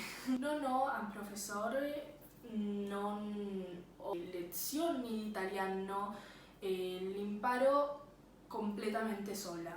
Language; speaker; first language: Italian; non-native, learner; Spanish